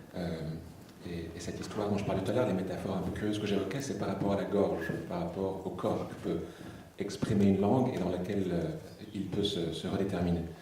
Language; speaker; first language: French; native; French